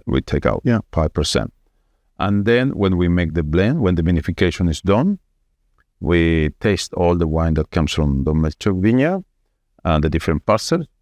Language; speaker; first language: English; non-native, fluent; Spanish